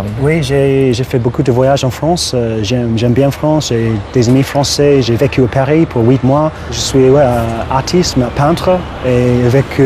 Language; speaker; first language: French; non-native, fluent; English